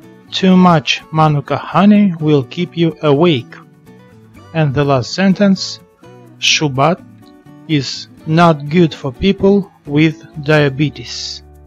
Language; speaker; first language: English; non-native, fluent; Russian